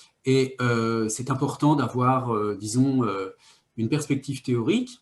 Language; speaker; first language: French; native; French